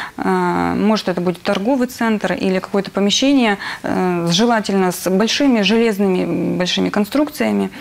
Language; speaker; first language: Russian; native; Russian